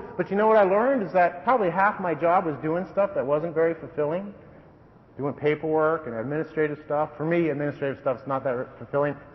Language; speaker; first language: English; native; English